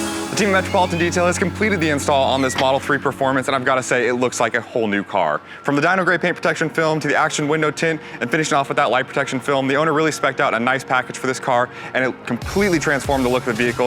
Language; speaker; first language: English; native; English